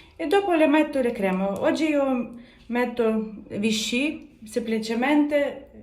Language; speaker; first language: Italian; non-native, learner; Ukrainian